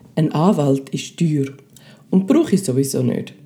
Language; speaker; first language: German; native; German